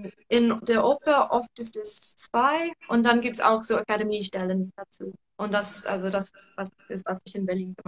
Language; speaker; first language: German; non-native, fluent; English